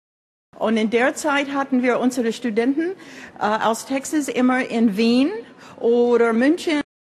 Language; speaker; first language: German; non-native, fluent; English